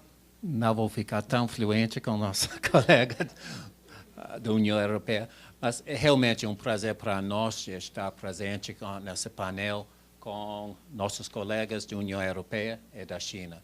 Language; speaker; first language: Portuguese; non-native, fluent; English